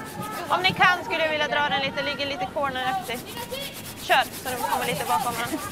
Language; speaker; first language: Swedish; native; Swedish